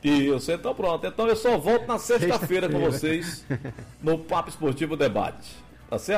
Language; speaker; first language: Portuguese; native; Portuguese